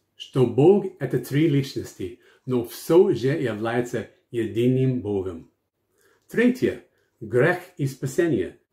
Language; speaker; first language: Russian; non-native, fluent; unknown